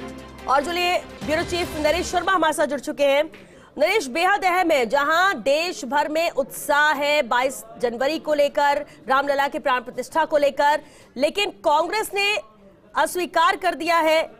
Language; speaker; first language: Hindi; native; Hindi